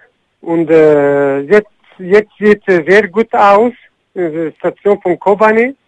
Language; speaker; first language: German; non-native, learner; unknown